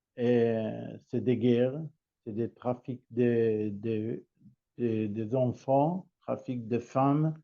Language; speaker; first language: French; non-native, learner; Hebrew